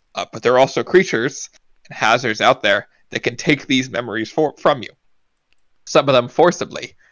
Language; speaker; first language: English; native; English